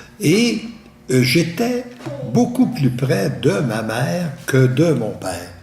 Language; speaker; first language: French; native; French